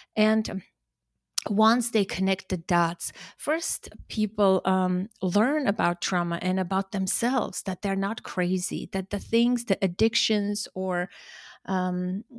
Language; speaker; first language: English; early bilingual, other home language; Armenian